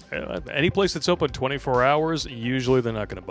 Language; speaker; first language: English; native; English